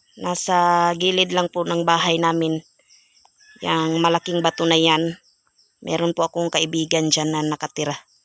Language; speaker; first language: Filipino; non-native, local second language; Cebuano